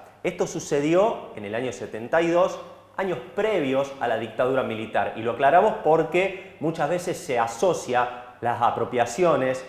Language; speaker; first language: Spanish; native; Spanish